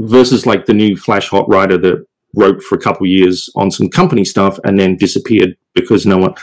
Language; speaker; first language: English; native; English